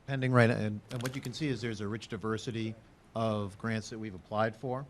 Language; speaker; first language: English; native; English